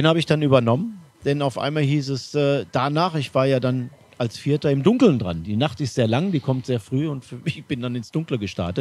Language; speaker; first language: German; native; German